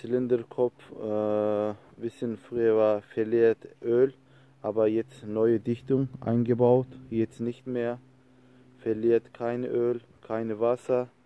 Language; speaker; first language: German; non-native, learner; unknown